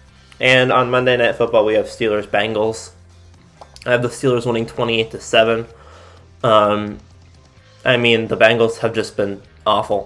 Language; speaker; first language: English; native; English